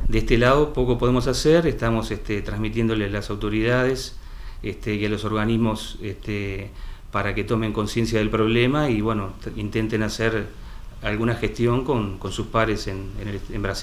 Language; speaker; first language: Spanish; native; Spanish